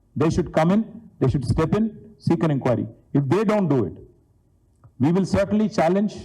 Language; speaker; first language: English; non-native, local second language; Telugu